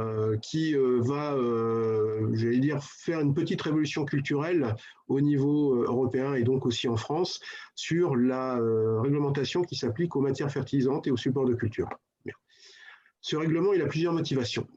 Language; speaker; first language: French; native; French